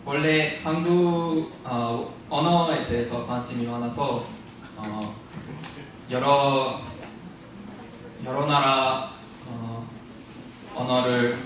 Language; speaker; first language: Korean; non-native, fluent; English